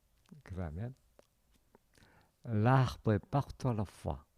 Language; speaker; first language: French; non-native, fluent; Korean